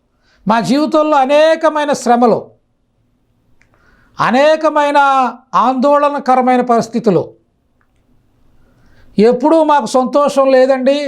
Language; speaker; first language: Telugu; native; Telugu